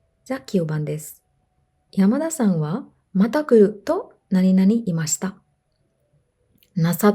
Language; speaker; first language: Japanese; non-native, fluent; Sinhala